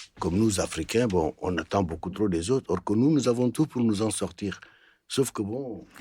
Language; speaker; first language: French; non-native, local second language; Wolof